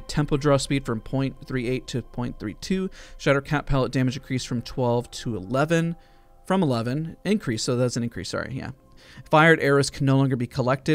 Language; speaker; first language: English; native; English